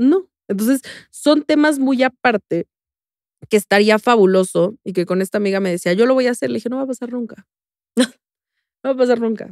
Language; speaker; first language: Spanish; native; Spanish